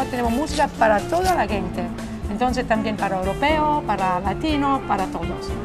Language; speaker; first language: Spanish; non-native, fluent; Italian